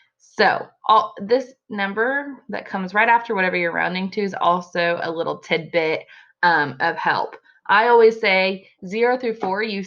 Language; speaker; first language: English; native; English